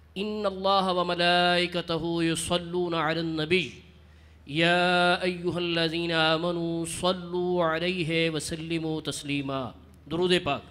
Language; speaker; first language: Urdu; non-native, local second language; Punjabi